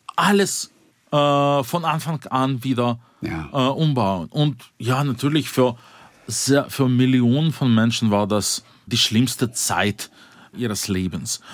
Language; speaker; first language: German; non-native, fluent; Russian